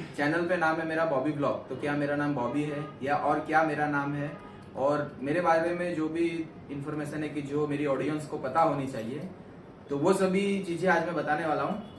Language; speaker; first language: Hindi; native; Hindi